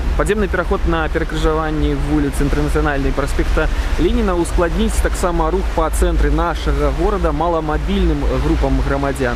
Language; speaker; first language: Belarusian; non-native, local second language; Russian